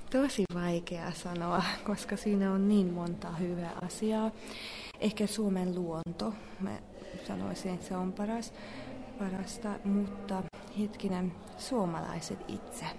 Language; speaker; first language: Finnish; non-native, fluent; Hungarian